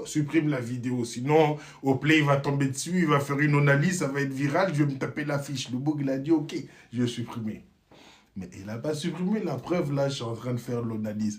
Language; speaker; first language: French; native; French